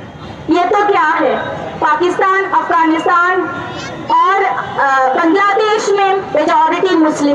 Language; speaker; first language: Hindi; non-native, local second language; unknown